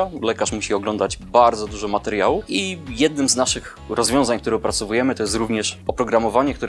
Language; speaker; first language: Polish; native; Polish